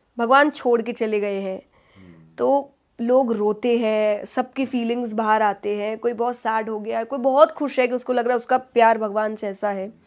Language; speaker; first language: Hindi; native; Hindi